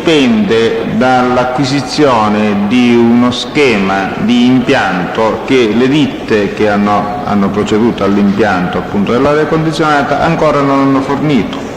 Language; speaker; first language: Italian; native; Italian